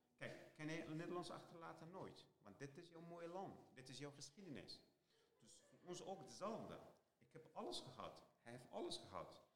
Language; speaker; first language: Dutch; non-native, learner; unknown